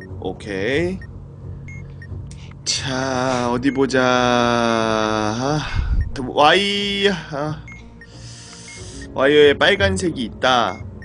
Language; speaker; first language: Korean; native; Korean